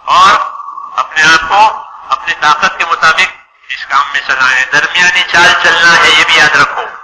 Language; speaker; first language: Urdu; non-native, local second language; Gujarati